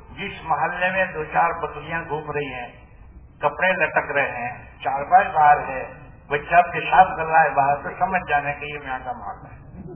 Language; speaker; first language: Urdu; non-native, local second language; Gujarati